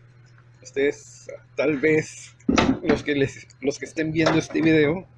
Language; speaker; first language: Spanish; native; Spanish